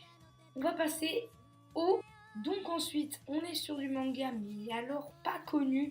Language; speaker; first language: French; native; French